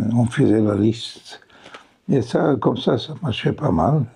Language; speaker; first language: French; non-native, fluent; Bulgarian